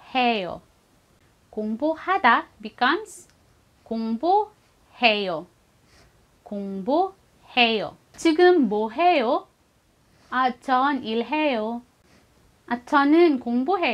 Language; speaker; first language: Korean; non-native, fluent; Filipino